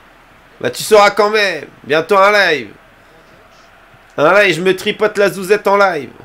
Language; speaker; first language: French; native; French